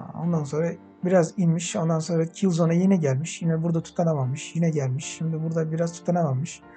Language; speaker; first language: Turkish; non-native, fluent; Uzbek